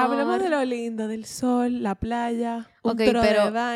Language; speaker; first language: Spanish; native; Spanish